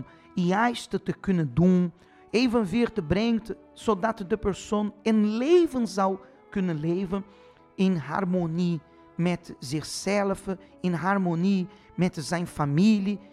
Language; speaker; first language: Dutch; non-native, fluent; Portuguese